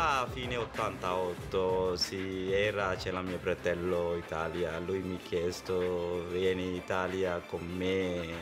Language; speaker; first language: Italian; non-native, learner; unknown